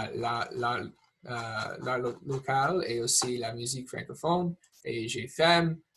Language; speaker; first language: French; non-native, learner; English